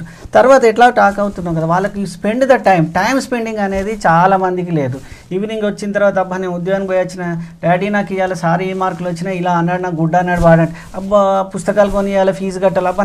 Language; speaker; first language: Telugu; native; Telugu